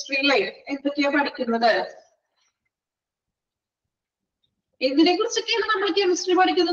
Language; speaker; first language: Malayalam; native; Malayalam